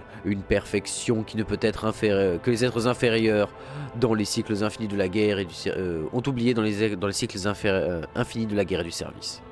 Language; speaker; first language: French; native; French